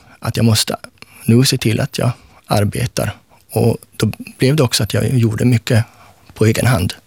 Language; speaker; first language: Swedish; native; Swedish